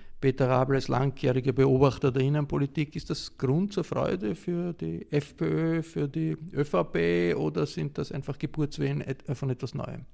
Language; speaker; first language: German; native; German